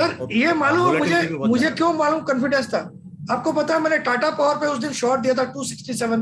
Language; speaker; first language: Hindi; native; Hindi